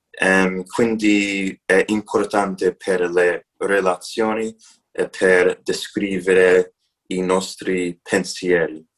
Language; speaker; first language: Italian; non-native, learner; English